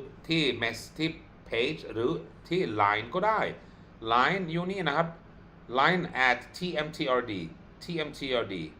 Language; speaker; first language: Thai; non-native, fluent; Swedish